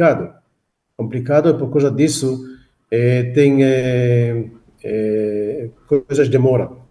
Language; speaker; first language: Portuguese; non-native, fluent; Hebrew